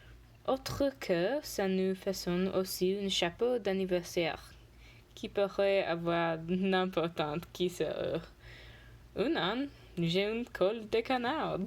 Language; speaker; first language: French; non-native, learner; English